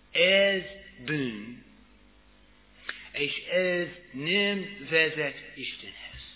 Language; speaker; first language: Hungarian; non-native, fluent; English